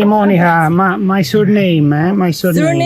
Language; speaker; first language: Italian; native; Italian